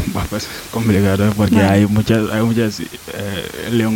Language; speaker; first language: Spanish; non-native, learner; Wolof